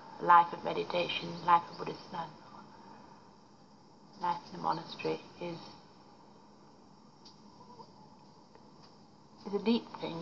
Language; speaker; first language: English; native; English